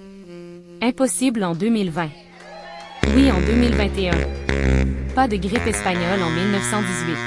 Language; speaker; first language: French; native; French